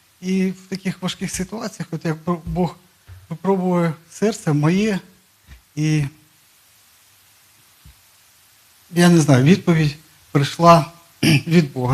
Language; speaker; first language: Ukrainian; non-native, local second language; Russian